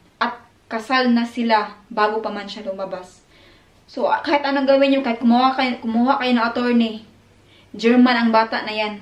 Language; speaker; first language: Filipino; non-native, local second language; Cebuano